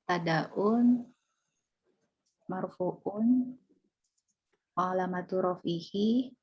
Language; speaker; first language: Arabic; non-native, learner; Indonesian